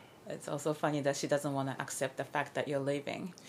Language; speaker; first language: English; non-native, fluent; Japanese